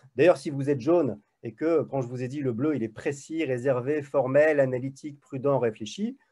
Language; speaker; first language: French; native; French